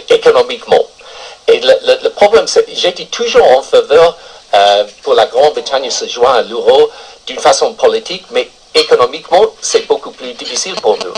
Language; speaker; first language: French; non-native, fluent; English